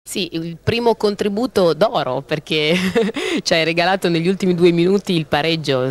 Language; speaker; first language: Italian; native; Italian